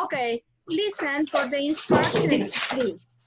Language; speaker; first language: English; non-native, fluent; Spanish